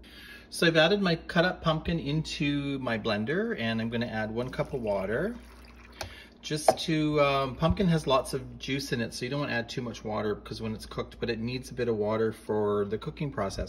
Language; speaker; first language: English; native; English